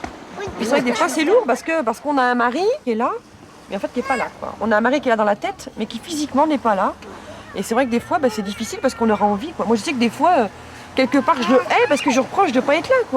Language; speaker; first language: French; native; French